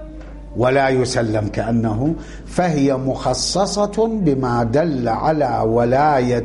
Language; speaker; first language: Arabic; native; Arabic